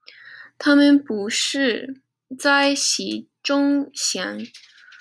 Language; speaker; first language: Chinese; non-native, learner; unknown